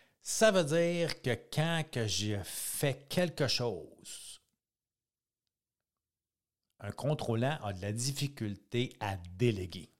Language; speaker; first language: French; native; French